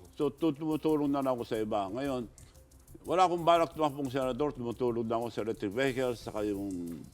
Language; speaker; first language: Filipino; non-native, local second language; Iloko